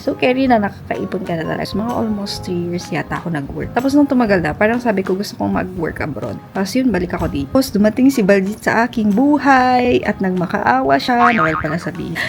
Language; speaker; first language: Filipino; non-native, local second language; Iloko